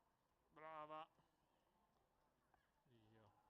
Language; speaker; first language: Italian; native; Italian